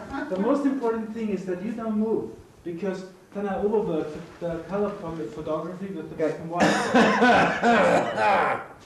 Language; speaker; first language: English; non-native, fluent; German